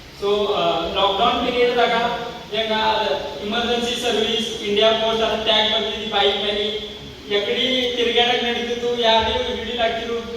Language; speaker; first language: Kannada; non-native, local second language; Marathi